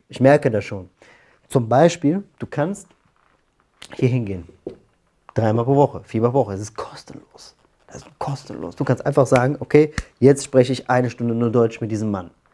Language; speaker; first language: German; native; German